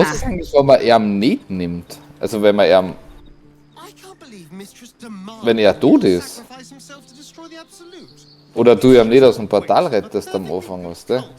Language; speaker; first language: German; native; German